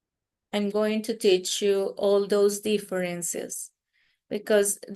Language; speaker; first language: English; non-native, fluent; Spanish